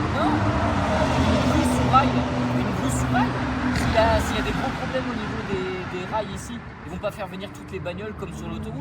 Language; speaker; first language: French; native; French